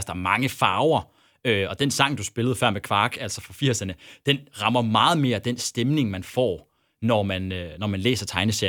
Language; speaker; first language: Danish; native; Danish